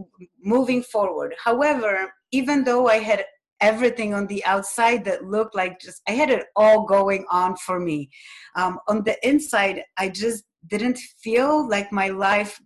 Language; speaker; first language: English; non-native, fluent; Polish